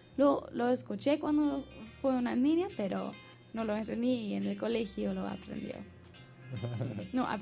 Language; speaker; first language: Spanish; non-native, learner; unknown